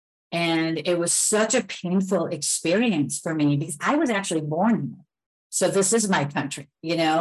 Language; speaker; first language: English; native; English